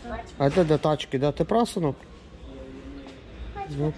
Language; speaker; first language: Russian; native; Russian